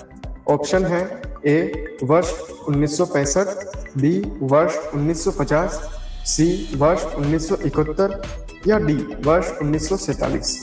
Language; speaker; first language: Hindi; native; Hindi